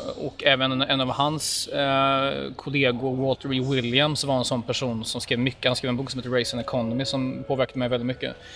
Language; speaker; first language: Swedish; early bilingual, other home language; Polish